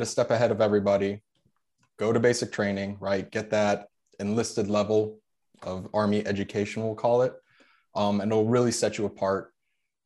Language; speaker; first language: English; early bilingual, other home language; Polish